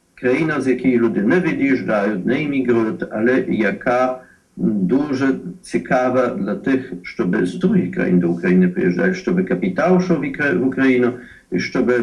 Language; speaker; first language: Ukrainian; non-native, fluent; Polish